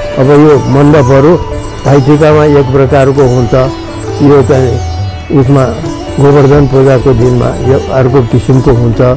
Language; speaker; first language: Nepali; non-native, local second language; Newari